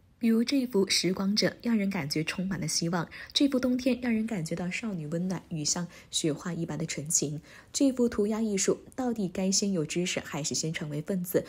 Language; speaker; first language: Chinese; native; Chinese